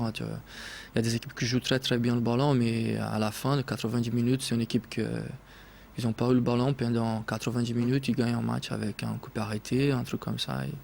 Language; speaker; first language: French; non-native, fluent; Portuguese